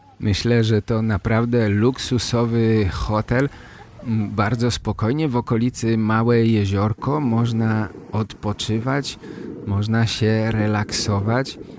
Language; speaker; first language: Polish; native; Polish